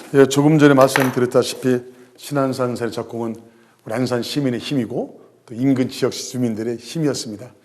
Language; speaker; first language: Korean; native; Korean